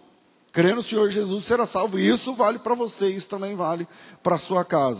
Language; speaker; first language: Portuguese; native; Portuguese